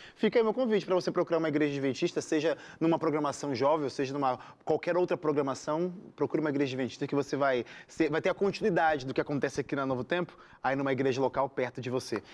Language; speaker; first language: Portuguese; native; Portuguese